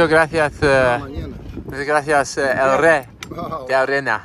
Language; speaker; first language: Spanish; non-native, learner; Dutch